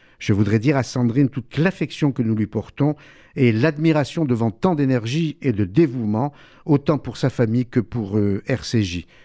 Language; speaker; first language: French; native; French